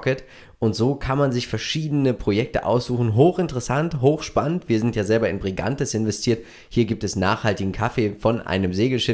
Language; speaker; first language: German; native; German